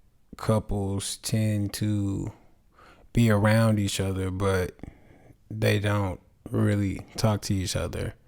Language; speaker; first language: English; native; English